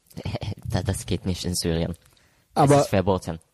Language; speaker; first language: German; non-native, fluent; Arabic